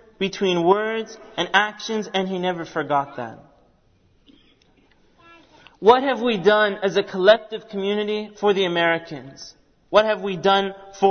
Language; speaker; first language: English; native; English